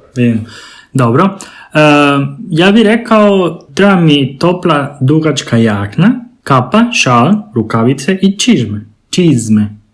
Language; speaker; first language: Serbian; non-native, learner; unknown